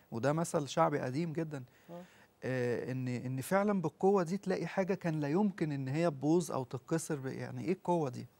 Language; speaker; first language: Arabic; native; Arabic